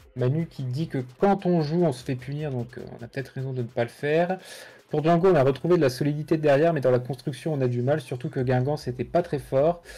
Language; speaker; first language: French; native; French